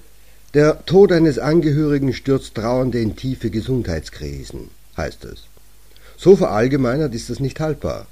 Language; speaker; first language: German; native; German